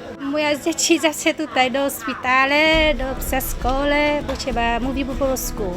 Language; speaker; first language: Polish; non-native, learner; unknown